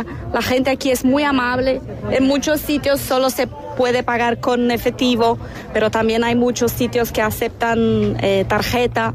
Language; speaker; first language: Spanish; non-native, fluent; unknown